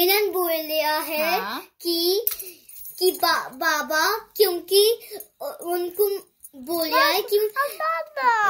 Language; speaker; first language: Hindi; early bilingual, heritage; Hindi